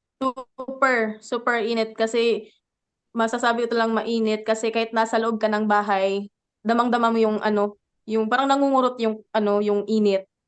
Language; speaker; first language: Filipino; non-native, local second language; Cebuano